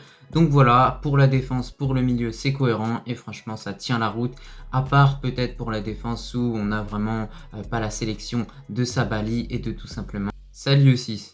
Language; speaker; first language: French; native; French